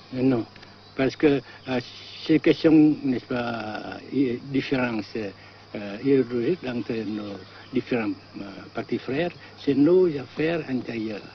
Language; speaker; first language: French; non-native, fluent; Vietnamese